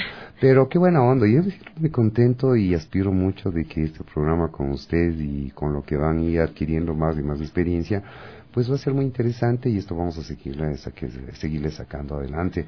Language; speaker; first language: Spanish; native; Spanish